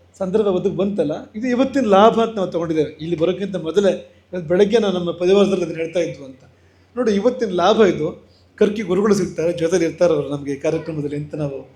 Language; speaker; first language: Kannada; native; Kannada